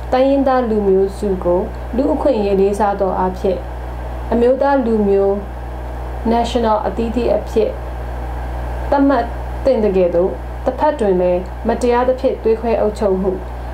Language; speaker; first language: Burmese; non-native, local second language; Tedim Chin